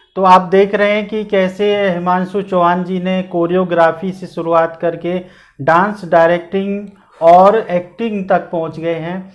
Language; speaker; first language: Hindi; native; Hindi